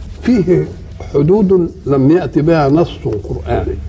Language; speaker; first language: Arabic; native; Arabic